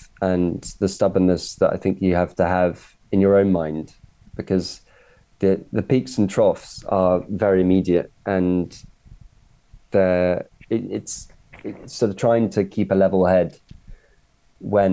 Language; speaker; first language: English; native; English